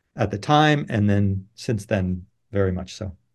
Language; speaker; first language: English; native; English